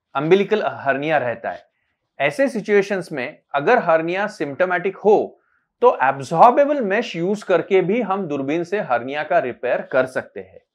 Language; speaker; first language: Hindi; non-native, local second language; Marathi